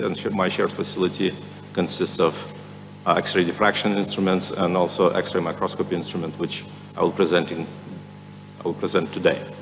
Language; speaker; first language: English; non-native, fluent; Lithuanian